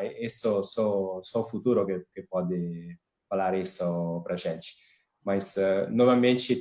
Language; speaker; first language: Portuguese; non-native, fluent; Italian